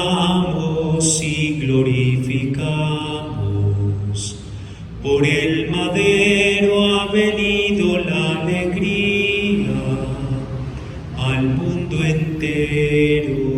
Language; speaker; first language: Spanish; native; Spanish